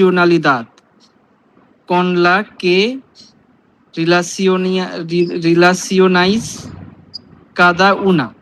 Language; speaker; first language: Spanish; non-native, learner; Bangla